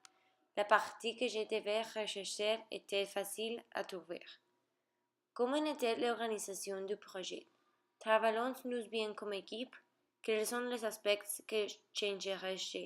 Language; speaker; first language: French; non-native, learner; Spanish